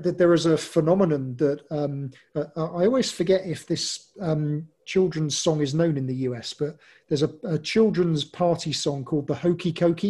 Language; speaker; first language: English; native; English